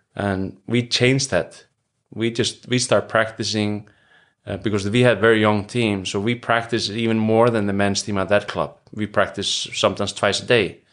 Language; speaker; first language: English; non-native, fluent; Icelandic